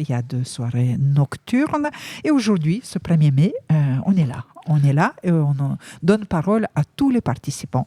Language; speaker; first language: French; native; French